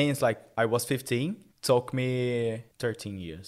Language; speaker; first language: English; non-native, learner; Portuguese